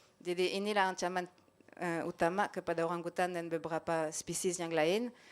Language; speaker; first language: Malay; non-native, fluent; French